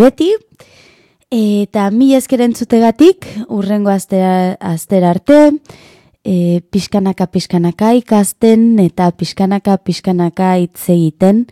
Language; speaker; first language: Basque; non-native, learner; Spanish